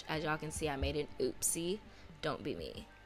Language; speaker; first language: English; native; English